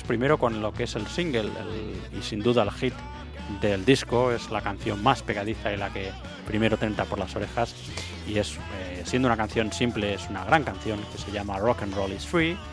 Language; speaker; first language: Spanish; native; Spanish